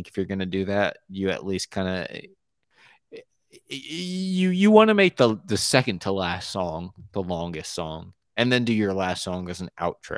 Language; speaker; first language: English; native; English